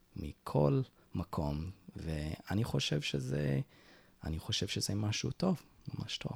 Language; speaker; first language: Hebrew; non-native, fluent; English